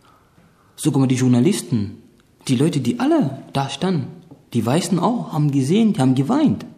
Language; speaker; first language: German; non-native, fluent; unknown